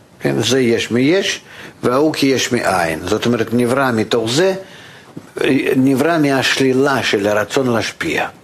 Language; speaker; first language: Hebrew; non-native, fluent; Russian